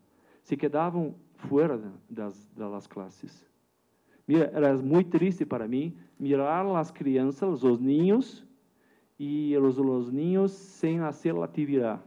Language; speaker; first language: Spanish; non-native, learner; Portuguese